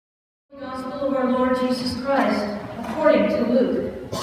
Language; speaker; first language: English; native; English